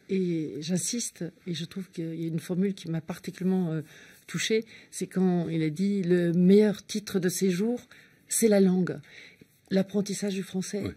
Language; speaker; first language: French; native; French